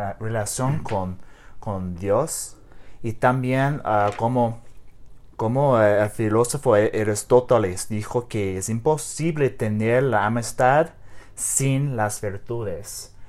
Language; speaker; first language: Spanish; non-native, learner; English